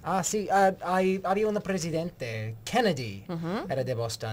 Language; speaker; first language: Spanish; non-native, learner; English